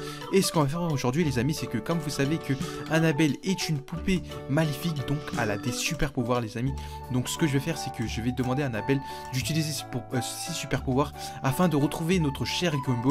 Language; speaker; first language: French; native; French